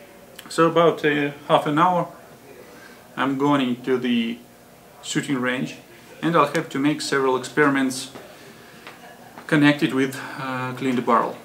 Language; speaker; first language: English; non-native, fluent; Russian